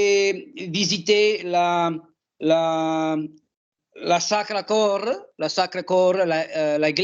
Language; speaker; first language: French; non-native, learner; Italian